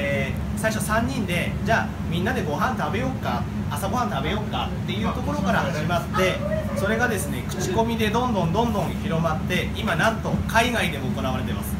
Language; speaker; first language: Japanese; native; Japanese